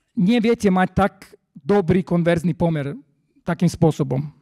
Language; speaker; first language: Slovak; non-native, fluent; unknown